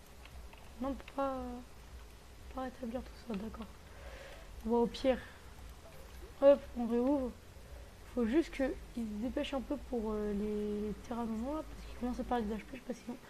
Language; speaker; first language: French; native; French